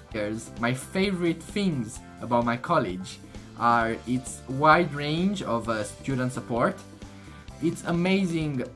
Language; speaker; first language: English; non-native, fluent; Romanian